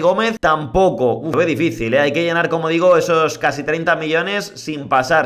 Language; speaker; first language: Spanish; native; Spanish